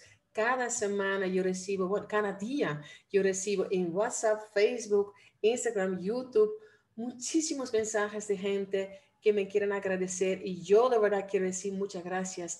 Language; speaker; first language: Spanish; non-native, fluent; Dutch